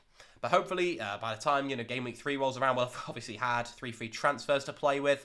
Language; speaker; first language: English; native; English